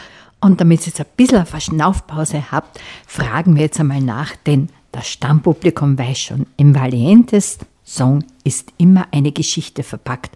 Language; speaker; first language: German; native; German